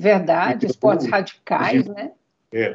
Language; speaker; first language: Portuguese; native; Portuguese